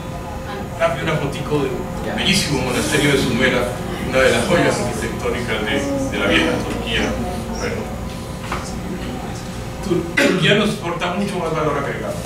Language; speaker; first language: Spanish; native; Spanish